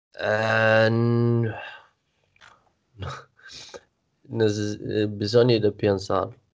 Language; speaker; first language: Italian; non-native, learner; Swedish